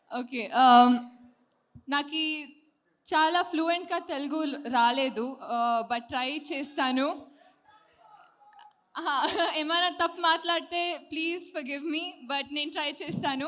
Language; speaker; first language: Telugu; non-native, learner; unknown